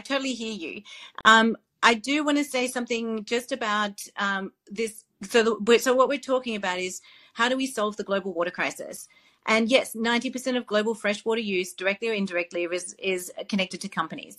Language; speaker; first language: English; native; English